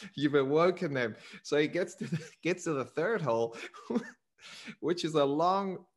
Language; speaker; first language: English; native; English